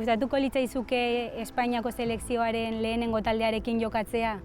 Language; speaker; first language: Basque; native; Basque